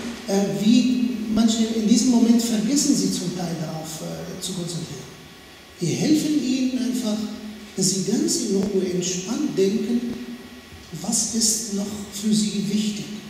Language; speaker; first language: German; non-native, fluent; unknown